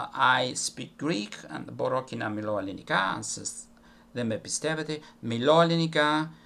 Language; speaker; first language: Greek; non-native, fluent; Italian